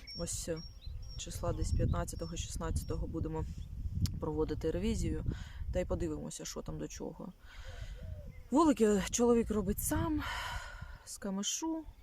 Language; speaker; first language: Ukrainian; non-native, local second language; Russian